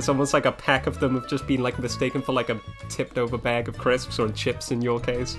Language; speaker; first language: English; native; English